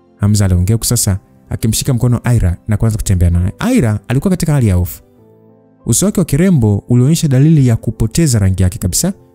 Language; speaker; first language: Swahili; native; Swahili